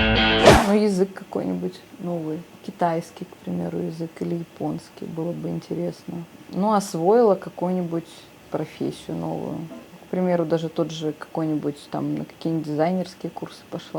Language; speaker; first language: Russian; native; Russian